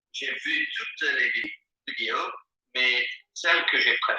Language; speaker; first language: French; non-native, learner; English